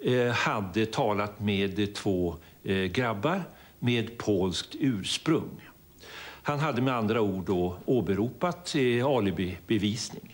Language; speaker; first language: Swedish; native; Swedish